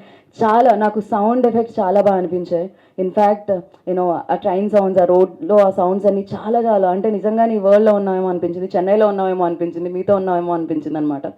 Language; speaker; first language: Telugu; native; Telugu